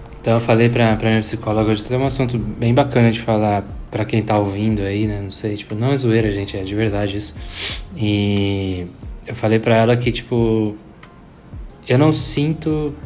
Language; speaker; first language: Portuguese; native; Portuguese